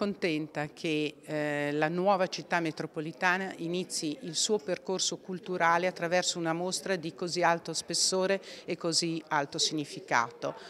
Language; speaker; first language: Italian; native; Italian